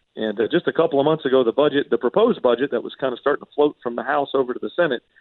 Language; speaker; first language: English; native; English